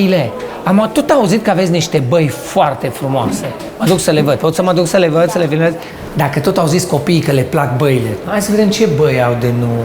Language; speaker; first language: Romanian; native; Romanian